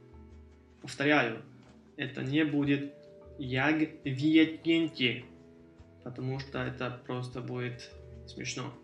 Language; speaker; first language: Russian; early bilingual, heritage; Russian